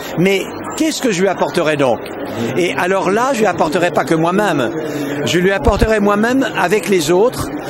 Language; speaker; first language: French; native; French